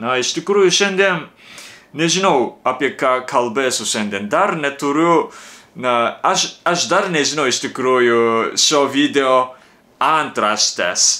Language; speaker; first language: Lithuanian; non-native, fluent; Japanese